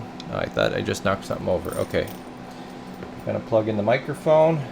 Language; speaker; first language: English; native; English